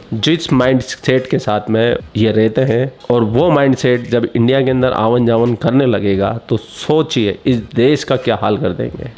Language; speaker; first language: Hindi; native; Hindi